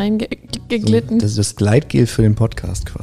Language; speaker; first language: German; native; German